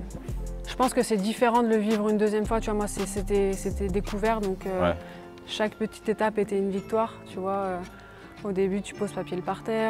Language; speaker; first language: French; native; French